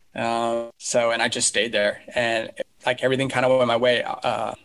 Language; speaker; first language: English; native; English